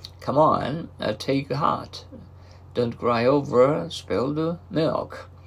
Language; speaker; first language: English; non-native, fluent; Japanese